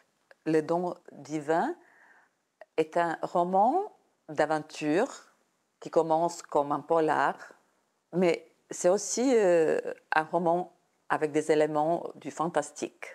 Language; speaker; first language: French; non-native, fluent; Serbian